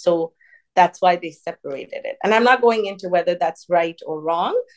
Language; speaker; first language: English; early bilingual, other home language; Tamil